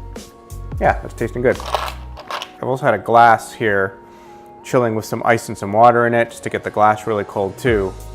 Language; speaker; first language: English; native; English